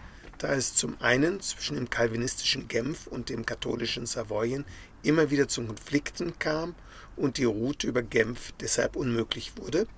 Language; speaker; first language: German; native; German